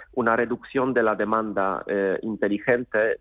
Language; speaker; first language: Spanish; non-native, fluent; Polish